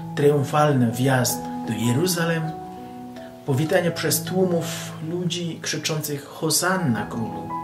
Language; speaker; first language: Polish; non-native, fluent; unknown